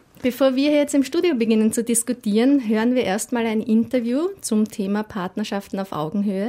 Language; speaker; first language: German; native; German